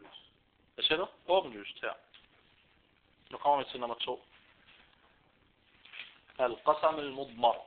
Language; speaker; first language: Danish; non-native, fluent; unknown